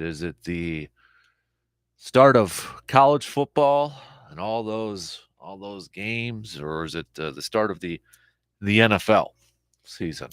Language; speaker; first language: English; native; English